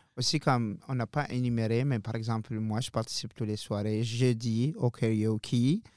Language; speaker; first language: French; non-native, local second language; Arabic